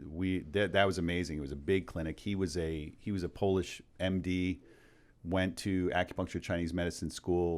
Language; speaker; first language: English; native; English